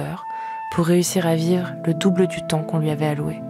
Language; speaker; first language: French; native; French